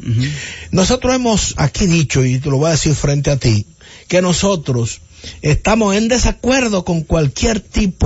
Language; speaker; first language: Spanish; native; Spanish